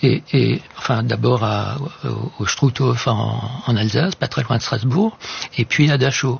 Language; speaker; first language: French; non-native, local second language; Swiss German